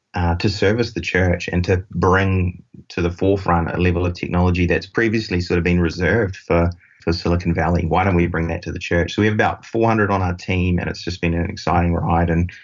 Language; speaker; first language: English; native; English